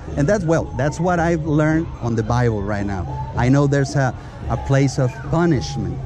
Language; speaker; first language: English; non-native, fluent; Spanish